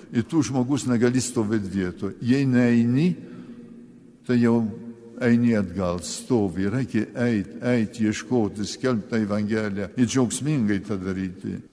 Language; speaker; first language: Lithuanian; early bilingual, heritage; Lithuanian